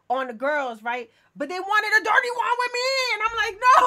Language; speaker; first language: English; native; English